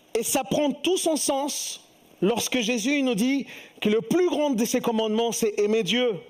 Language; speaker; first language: French; early bilingual, other home language; Spanish